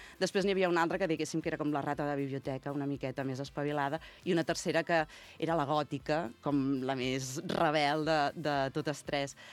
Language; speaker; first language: Catalan; native; Catalan